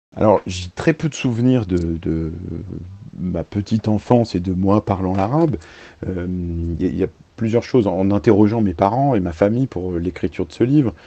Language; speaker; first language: French; early bilingual, other home language; Arabic